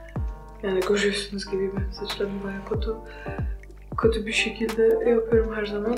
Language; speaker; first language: Turkish; non-native, fluent; Polish